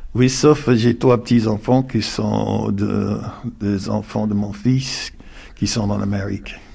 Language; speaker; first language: French; non-native, fluent; English